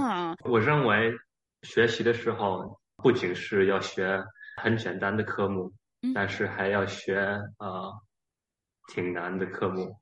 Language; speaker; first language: Chinese; early bilingual, heritage; Chinese